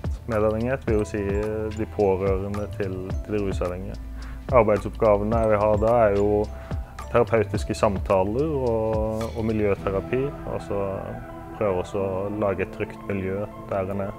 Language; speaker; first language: Norwegian; native; Norwegian